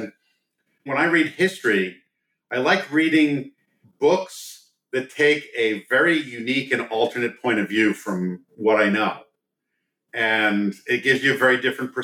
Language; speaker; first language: English; native; English